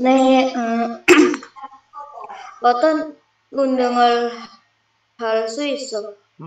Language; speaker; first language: Korean; non-native, learner; Indonesian